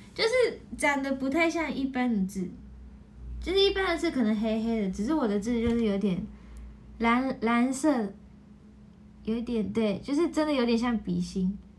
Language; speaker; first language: Chinese; non-native, fluent; Japanese